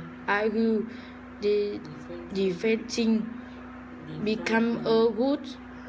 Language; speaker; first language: English; non-native, learner; Vietnamese